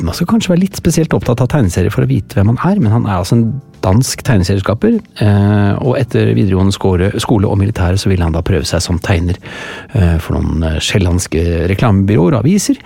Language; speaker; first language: Norwegian; native; Norwegian